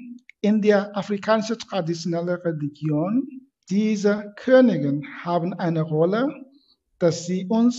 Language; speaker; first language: German; non-native, fluent; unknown